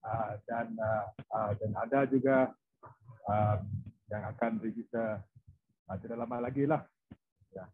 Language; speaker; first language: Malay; non-native, local second language; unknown